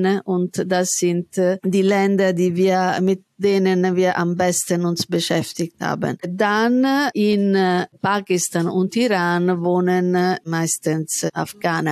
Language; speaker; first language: German; non-native, fluent; Italian